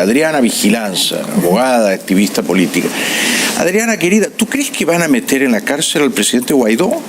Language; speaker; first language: Spanish; native; Spanish